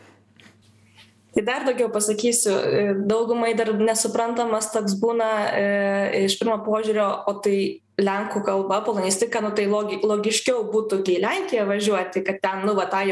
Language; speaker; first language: Lithuanian; non-native, local second language; Polish